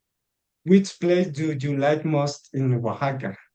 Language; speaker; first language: English; non-native, learner; Spanish